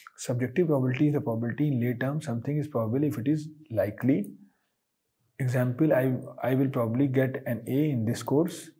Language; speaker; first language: English; non-native, local second language; Hindi